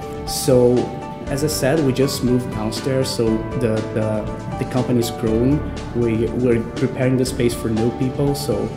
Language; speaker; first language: English; non-native, fluent; Portuguese